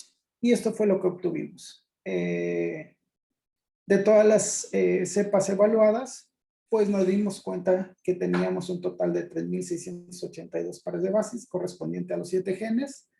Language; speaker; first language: Spanish; native; Spanish